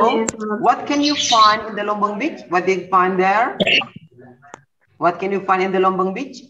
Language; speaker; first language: English; non-native, learner; Indonesian